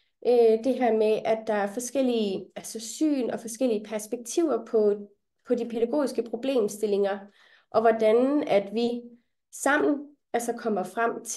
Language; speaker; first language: Danish; native; Danish